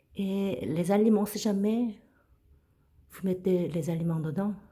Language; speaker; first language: French; non-native, fluent; Korean